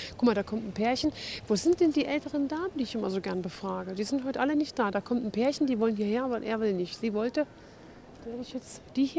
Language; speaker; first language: German; native; German